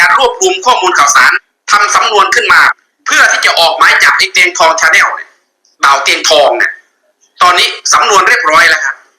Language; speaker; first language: Thai; native; Thai